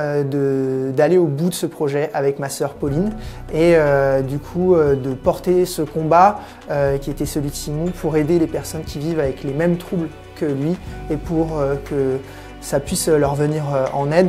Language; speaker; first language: French; native; French